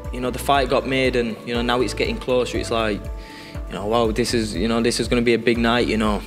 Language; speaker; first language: English; native; English